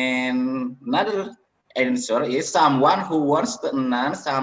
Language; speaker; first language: English; non-native, learner; Indonesian